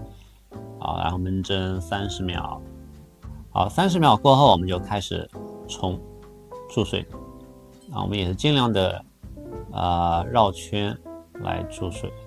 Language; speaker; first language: Chinese; native; Chinese